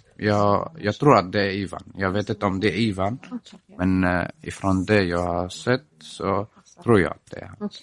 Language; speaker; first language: Swedish; non-native, fluent; Arabic